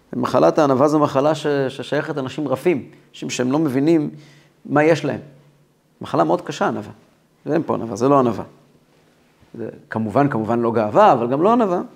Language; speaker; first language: Hebrew; native; Hebrew